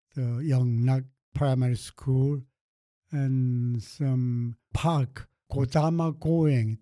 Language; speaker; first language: English; non-native, fluent; Korean